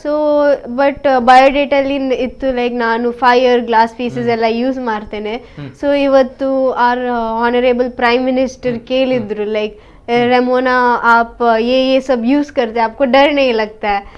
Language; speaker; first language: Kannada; non-native, local second language; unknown